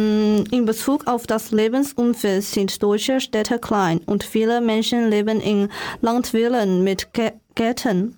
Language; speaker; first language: German; non-native, learner; Chinese